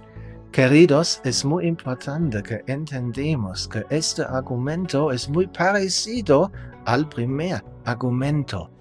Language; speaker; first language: Spanish; non-native, fluent; German